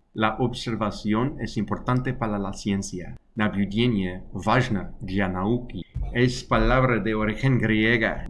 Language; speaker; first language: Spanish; non-native, learner; English